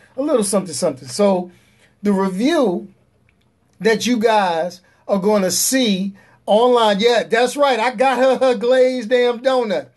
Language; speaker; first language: English; native; English